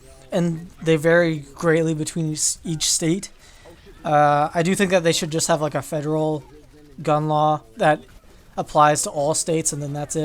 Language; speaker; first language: English; native; English